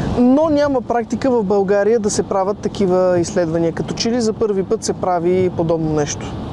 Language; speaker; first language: Bulgarian; native; Bulgarian